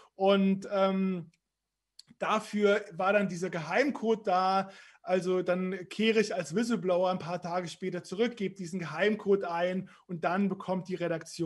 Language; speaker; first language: German; native; German